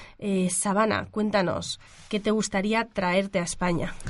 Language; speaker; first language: Spanish; native; Spanish